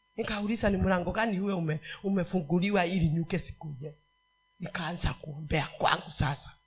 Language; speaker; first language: Swahili; non-native, local second language; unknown